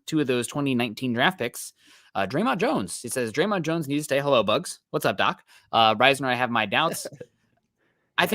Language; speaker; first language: English; native; English